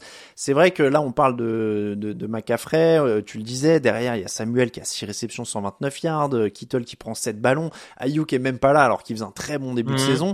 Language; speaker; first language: French; native; French